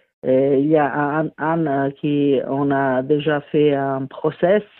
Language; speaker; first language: French; non-native, fluent; Italian